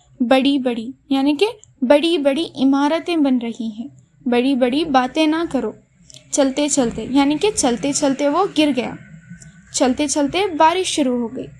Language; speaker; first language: Urdu; native; Urdu